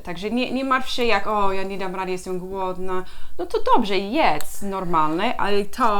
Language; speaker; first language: Polish; non-native, learner; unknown